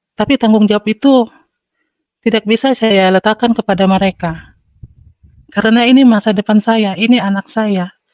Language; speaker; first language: Indonesian; native; Indonesian